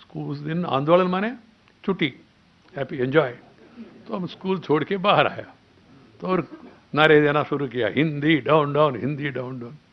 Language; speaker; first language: Hindi; non-native, local second language; Telugu